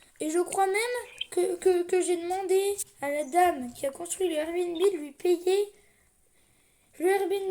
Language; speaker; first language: French; native; French